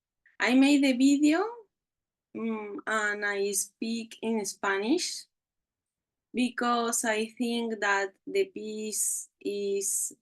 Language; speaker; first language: English; non-native, learner; Spanish